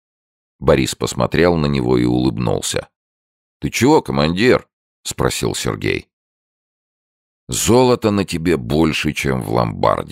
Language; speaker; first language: Russian; native; Russian